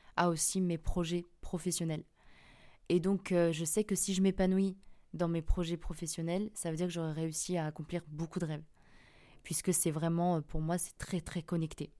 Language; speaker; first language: French; native; French